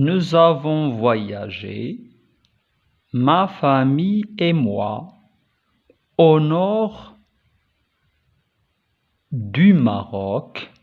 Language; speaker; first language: French; non-native, local second language; Arabic